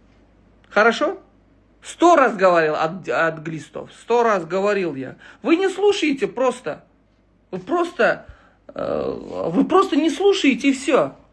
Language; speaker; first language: Russian; non-native, local second language; Uzbek